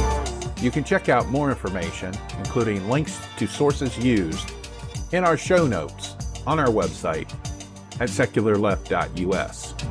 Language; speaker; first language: English; native; English